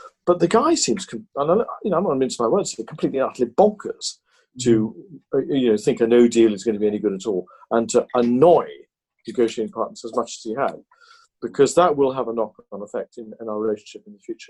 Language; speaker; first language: English; native; English